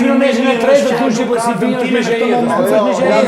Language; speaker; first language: Albanian; native; Albanian